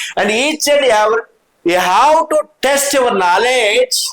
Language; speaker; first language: English; non-native, local second language; Telugu